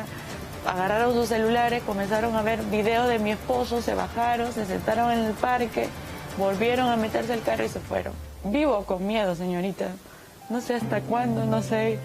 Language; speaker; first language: Spanish; native; Spanish